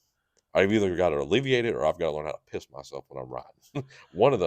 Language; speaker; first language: English; native; English